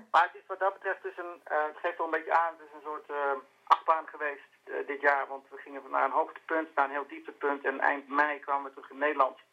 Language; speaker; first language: Dutch; native; Dutch